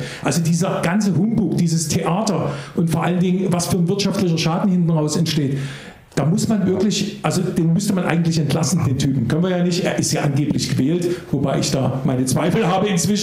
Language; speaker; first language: German; native; German